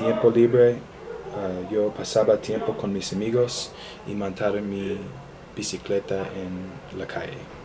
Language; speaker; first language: Spanish; non-native, learner; English